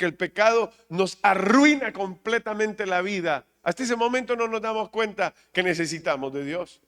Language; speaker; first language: Spanish; native; Spanish